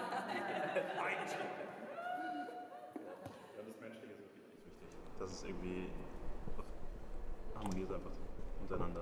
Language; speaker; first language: German; native; German